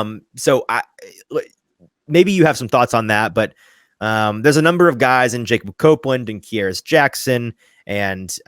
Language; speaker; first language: English; native; English